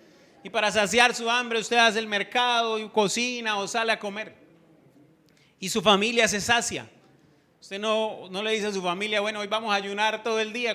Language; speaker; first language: Spanish; native; Spanish